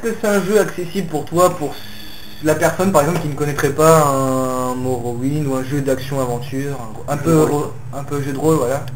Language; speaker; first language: French; native; French